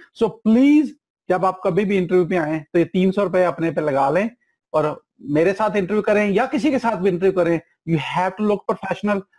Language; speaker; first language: Urdu; non-native, local second language; Punjabi